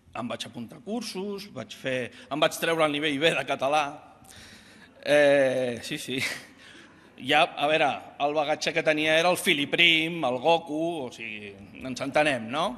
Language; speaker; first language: Catalan; non-native, local second language; Spanish